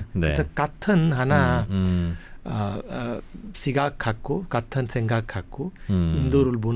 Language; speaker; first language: Korean; non-native, fluent; Hindi